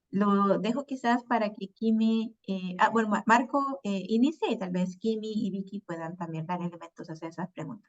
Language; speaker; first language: Spanish; native; Spanish